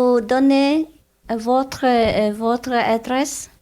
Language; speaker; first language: French; non-native, learner; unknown